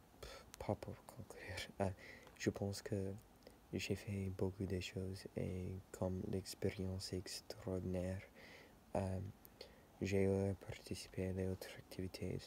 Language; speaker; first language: French; non-native, learner; English